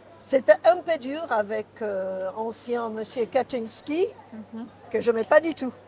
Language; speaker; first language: French; non-native, fluent; Polish